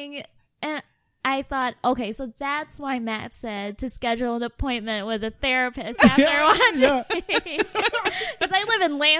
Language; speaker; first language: English; non-native, local second language; Filipino